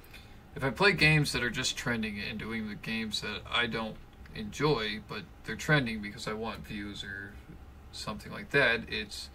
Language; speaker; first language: English; native; English